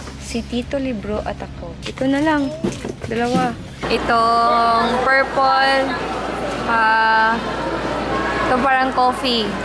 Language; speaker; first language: Filipino; non-native, local second language; Cebuano